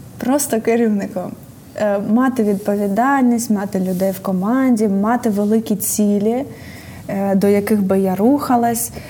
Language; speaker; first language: Ukrainian; native; Ukrainian